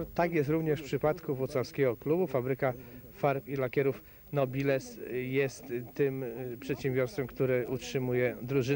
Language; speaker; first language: Polish; native; Polish